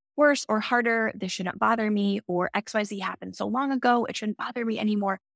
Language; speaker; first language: English; native; English